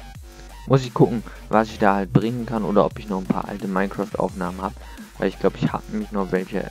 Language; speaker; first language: German; native; German